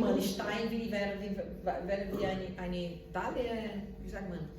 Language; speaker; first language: German; non-native, learner; Portuguese